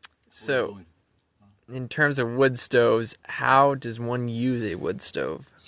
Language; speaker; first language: English; native; English